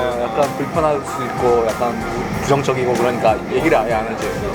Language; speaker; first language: Korean; early bilingual, heritage; Korean